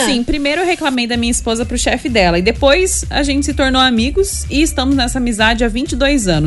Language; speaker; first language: Portuguese; native; Portuguese